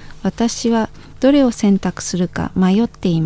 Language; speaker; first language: Japanese; non-native, fluent; Indonesian